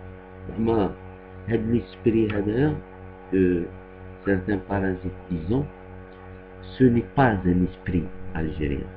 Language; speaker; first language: French; non-native, local second language; Arabic